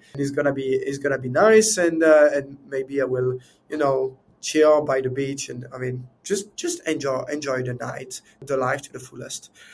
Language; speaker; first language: English; non-native, fluent; French